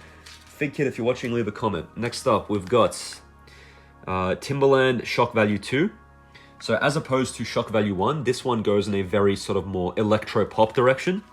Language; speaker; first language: English; native; English